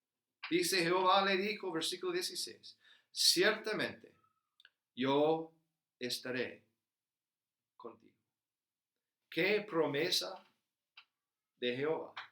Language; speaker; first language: Spanish; non-native, fluent; English